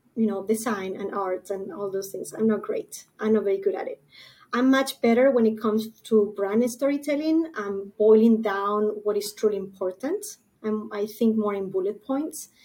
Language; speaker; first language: English; non-native, fluent; Spanish